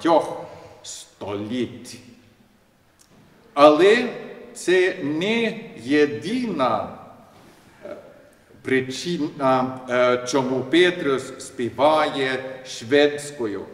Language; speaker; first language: Ukrainian; non-native, learner; Swedish